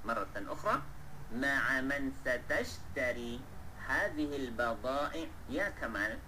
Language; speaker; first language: Arabic; non-native, fluent; Malay